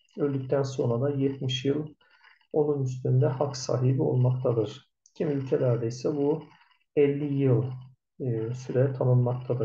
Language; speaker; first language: Turkish; native; Turkish